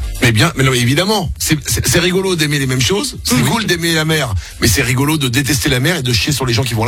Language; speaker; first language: French; native; French